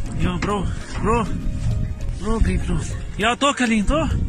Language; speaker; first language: Swedish; non-native, learner; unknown